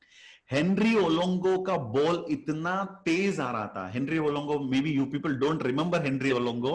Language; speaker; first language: Hindi; native; Hindi